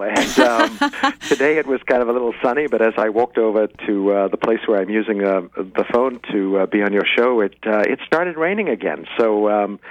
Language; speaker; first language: English; native; English